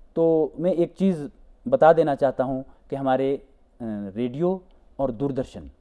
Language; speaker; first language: Hindi; native; Hindi